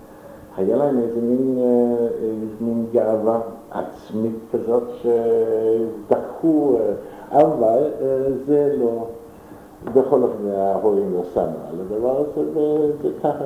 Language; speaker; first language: Hebrew; non-native, fluent; German